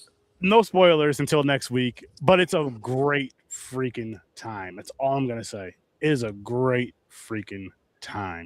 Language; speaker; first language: English; native; English